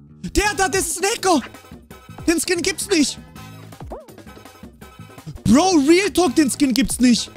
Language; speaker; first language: German; native; German